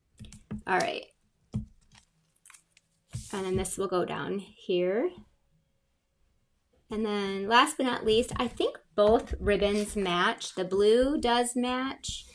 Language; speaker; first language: English; native; English